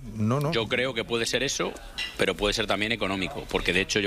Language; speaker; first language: Spanish; native; Spanish